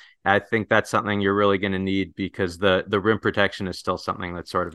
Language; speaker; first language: English; native; English